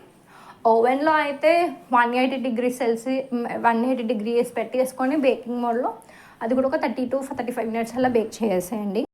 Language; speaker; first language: Telugu; native; Telugu